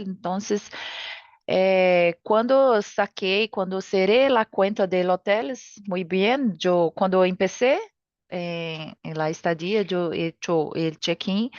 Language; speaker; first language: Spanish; non-native, learner; Portuguese